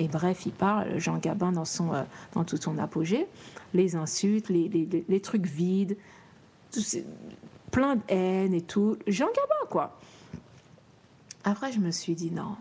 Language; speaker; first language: French; native; French